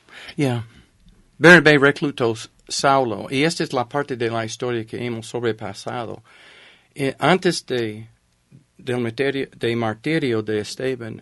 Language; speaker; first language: Spanish; non-native, fluent; English